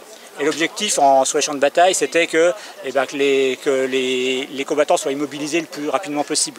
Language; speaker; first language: French; native; French